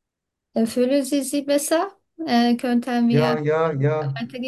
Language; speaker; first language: German; non-native, learner; Turkish